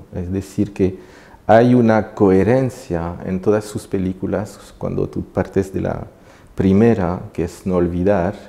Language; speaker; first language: Spanish; non-native, fluent; French